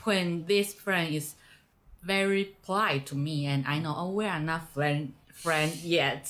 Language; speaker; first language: English; non-native, learner; Chinese